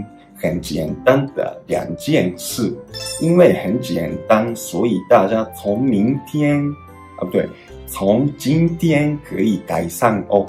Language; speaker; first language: Chinese; non-native, fluent; Japanese